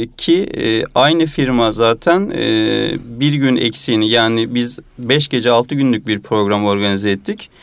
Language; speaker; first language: Turkish; native; Turkish